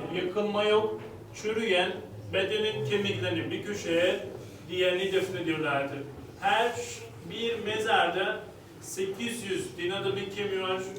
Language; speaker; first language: Turkish; non-native, local second language; Turoyo